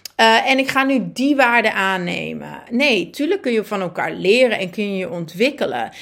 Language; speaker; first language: Dutch; native; Dutch